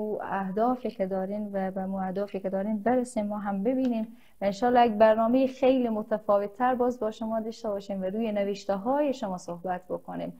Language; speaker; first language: Persian; native; Persian